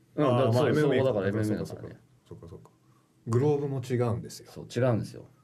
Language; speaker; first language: Japanese; early bilingual, heritage; Japanese